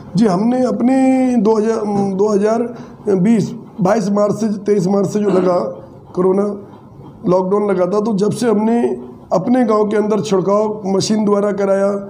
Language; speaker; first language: Hindi; native; Hindi